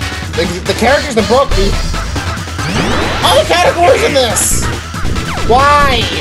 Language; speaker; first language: English; native; English